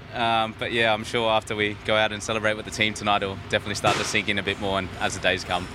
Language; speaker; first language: English; native; English